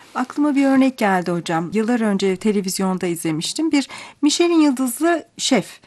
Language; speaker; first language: Turkish; native; Turkish